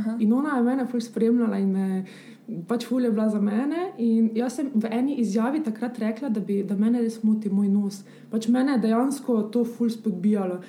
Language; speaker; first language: Slovenian; early bilingual, other home language; Bosnian